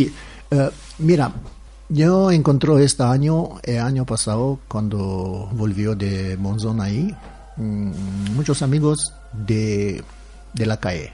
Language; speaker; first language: Spanish; non-native, learner; Romanian